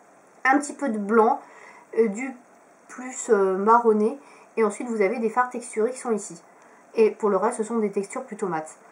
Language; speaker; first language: French; native; French